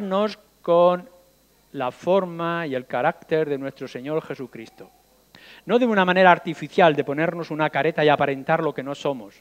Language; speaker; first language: Spanish; native; Spanish